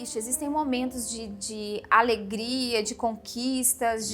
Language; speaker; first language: Portuguese; native; Portuguese